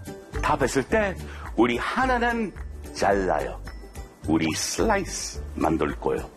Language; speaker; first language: Korean; non-native, fluent; English